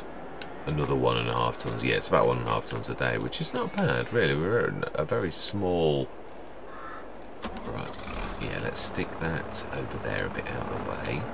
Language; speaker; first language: English; native; English